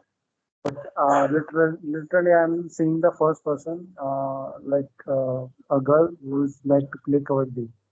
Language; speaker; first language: English; non-native, local second language; Hindi